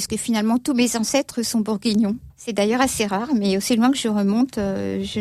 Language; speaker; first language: French; native; French